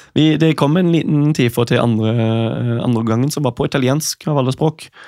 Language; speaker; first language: Norwegian; non-native, fluent; German